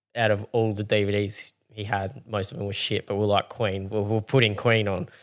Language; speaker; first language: English; native; English